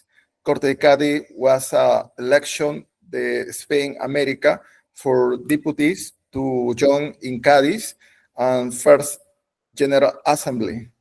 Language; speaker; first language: English; non-native, learner; Spanish